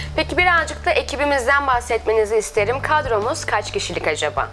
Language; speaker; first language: Turkish; native; Turkish